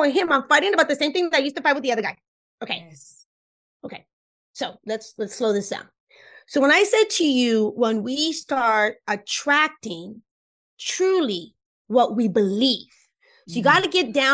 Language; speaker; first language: English; non-native, fluent; Spanish